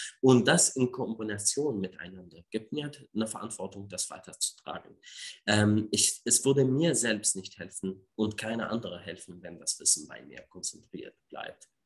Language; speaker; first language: German; non-native, fluent; Arabic